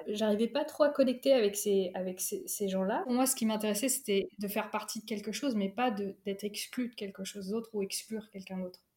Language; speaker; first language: French; early bilingual, other home language; Urdu